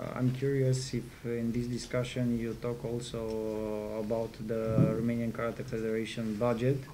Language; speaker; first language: English; non-native, fluent; Romanian